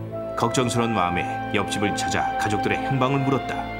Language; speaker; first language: Korean; native; Korean